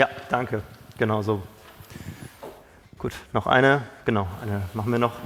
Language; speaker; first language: German; native; German